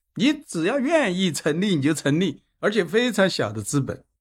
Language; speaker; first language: Chinese; native; Chinese